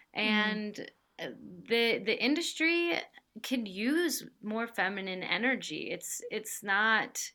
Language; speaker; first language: English; native; English